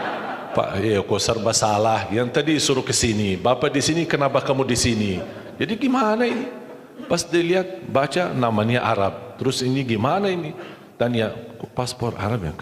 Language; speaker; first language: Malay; non-native, fluent; Arabic